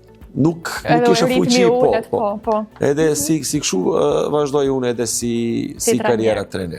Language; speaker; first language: Albanian; non-native, learner; Serbian